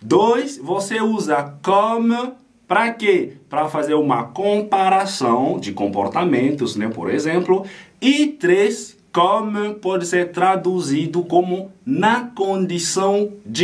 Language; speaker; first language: Portuguese; non-native, fluent; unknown